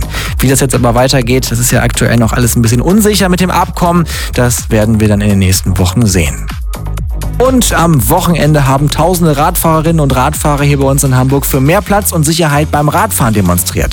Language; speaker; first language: German; native; German